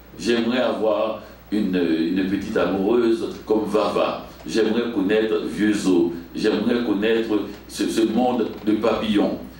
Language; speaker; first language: French; non-native, local second language; Haitian Creole